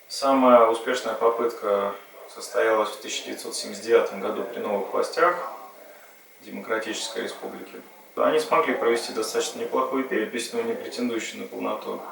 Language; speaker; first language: Russian; native; Russian